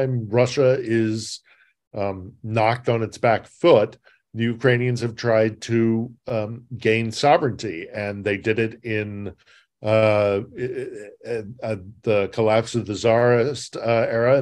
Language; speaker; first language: English; native; English